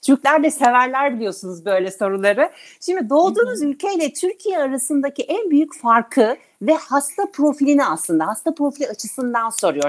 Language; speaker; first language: Turkish; native; Turkish